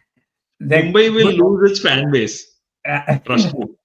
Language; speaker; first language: English; non-native, local second language; Hindi